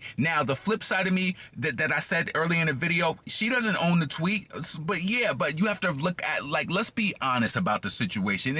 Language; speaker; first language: English; native; English